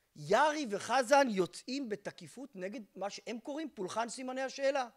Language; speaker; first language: Hebrew; native; Hebrew